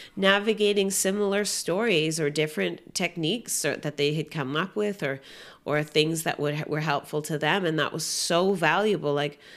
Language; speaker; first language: English; native; English